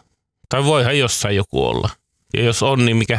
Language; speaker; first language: Finnish; native; Finnish